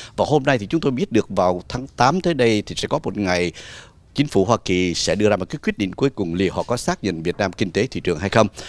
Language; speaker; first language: Vietnamese; native; Vietnamese